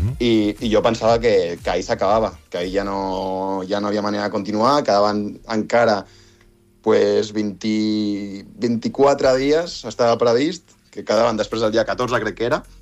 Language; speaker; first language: Catalan; non-native, local second language; Spanish